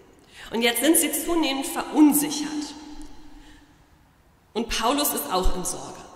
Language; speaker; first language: German; native; German